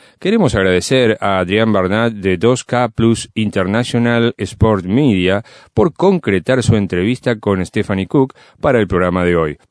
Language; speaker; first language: Spanish; native; Spanish